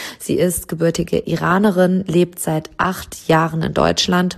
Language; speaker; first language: German; native; German